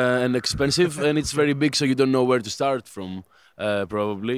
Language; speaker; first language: English; non-native, fluent; Greek